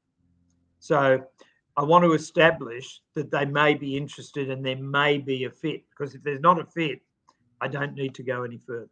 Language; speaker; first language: English; native; English